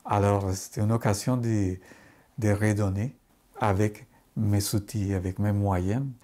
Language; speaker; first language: French; non-native, fluent; Spanish